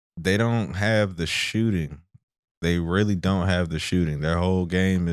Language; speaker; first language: English; native; English